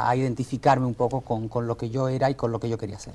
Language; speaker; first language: Spanish; early bilingual, other home language; Arabic